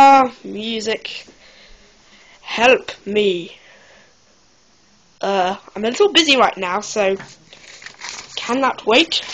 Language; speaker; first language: English; native; English